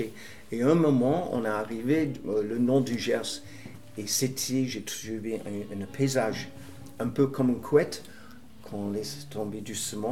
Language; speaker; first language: French; non-native, fluent; English